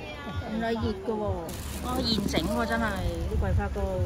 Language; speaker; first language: Chinese; native; Chinese